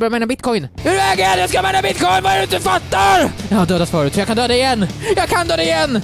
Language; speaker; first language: Swedish; native; Swedish